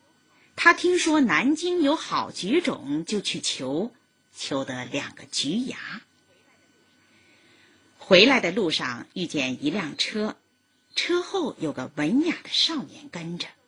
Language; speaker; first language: Chinese; native; Chinese